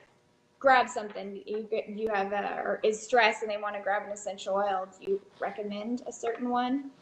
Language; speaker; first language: English; native; English